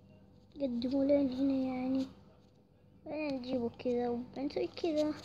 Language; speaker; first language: Arabic; native; Arabic